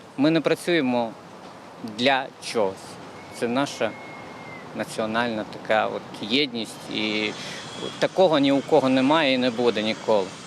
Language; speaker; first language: Ukrainian; native; Ukrainian